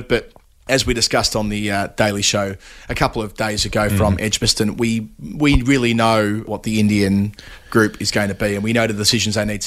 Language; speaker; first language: English; native; English